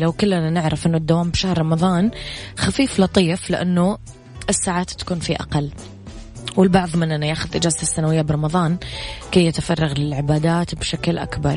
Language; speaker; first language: Arabic; native; Arabic